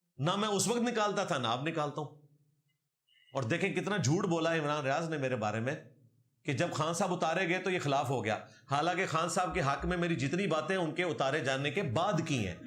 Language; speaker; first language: Urdu; non-native, local second language; Punjabi